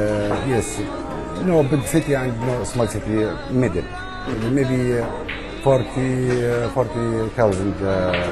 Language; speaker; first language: English; non-native, learner; Arabic